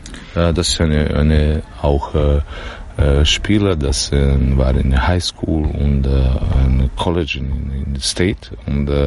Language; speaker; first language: German; non-native, learner; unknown